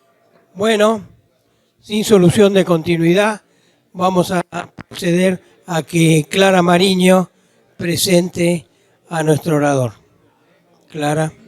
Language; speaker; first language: Spanish; native; Spanish